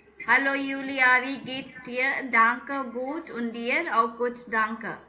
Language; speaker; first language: German; non-native, fluent; Tamil